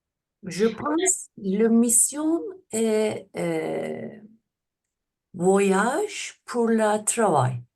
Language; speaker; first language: French; non-native, learner; Turkish